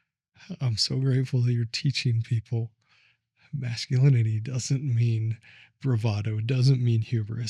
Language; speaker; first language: English; native; English